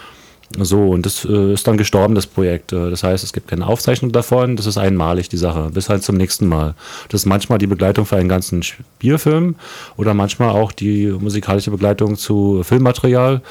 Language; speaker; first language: German; native; German